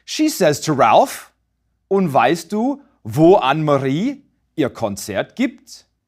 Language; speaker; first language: German; non-native, fluent; English